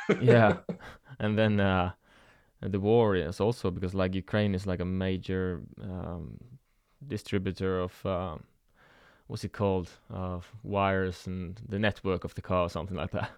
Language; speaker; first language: English; non-native, fluent; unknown